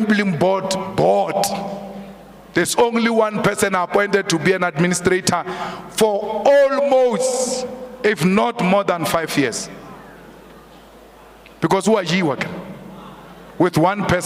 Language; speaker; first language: English; non-native, local second language; Northern Sotho